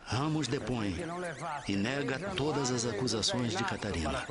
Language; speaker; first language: Portuguese; native; Portuguese